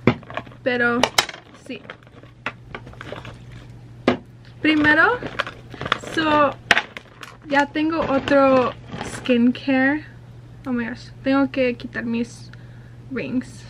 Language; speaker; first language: Spanish; early bilingual, heritage; Spanish